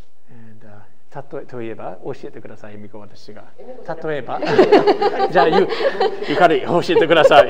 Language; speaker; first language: Japanese; non-native, learner; English